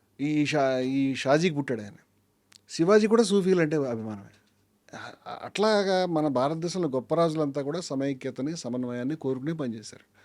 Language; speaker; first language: Telugu; native; Telugu